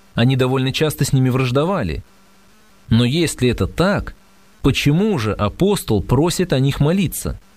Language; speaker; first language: Russian; native; Russian